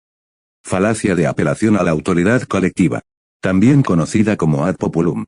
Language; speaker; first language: Spanish; native; Spanish